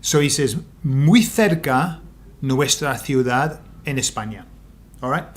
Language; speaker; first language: Spanish; non-native, fluent; English